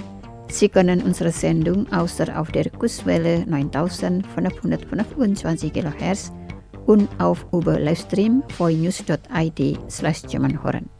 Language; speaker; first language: German; non-native, learner; Indonesian